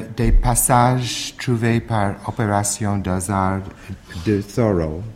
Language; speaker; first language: French; non-native, fluent; English